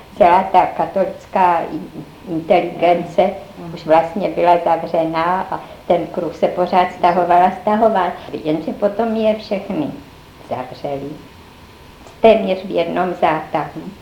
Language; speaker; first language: Czech; native; Czech